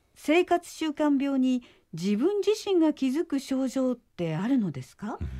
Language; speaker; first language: Japanese; native; Japanese